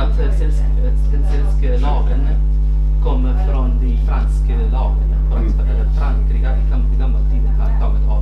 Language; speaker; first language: Swedish; non-native, fluent; Arabic